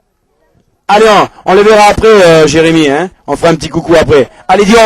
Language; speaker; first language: French; native; French